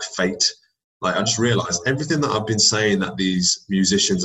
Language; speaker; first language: English; native; English